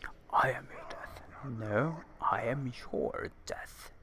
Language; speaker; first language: English; non-native, fluent; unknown